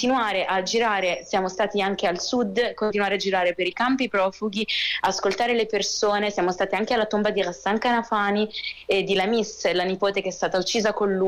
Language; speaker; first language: Italian; non-native, fluent; Arabic